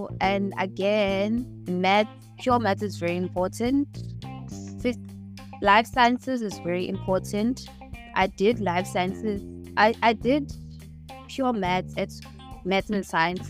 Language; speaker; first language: English; non-native, local second language; Southern Sotho